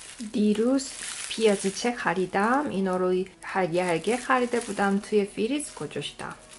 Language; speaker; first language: Persian; non-native, learner; Korean